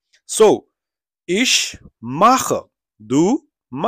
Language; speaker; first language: German; non-native, fluent; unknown